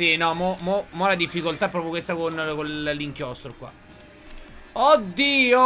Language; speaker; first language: Italian; native; Italian